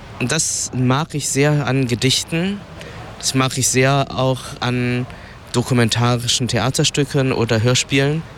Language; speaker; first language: German; early bilingual, other home language; Vietnamese